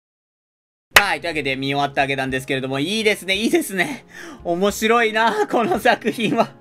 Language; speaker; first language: Japanese; native; Japanese